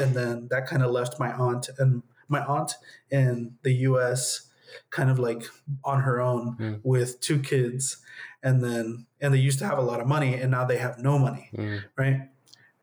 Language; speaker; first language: English; native; English